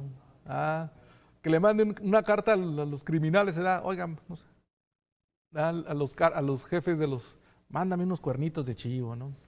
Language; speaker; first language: Spanish; native; Spanish